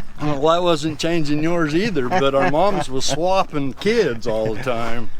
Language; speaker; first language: English; native; English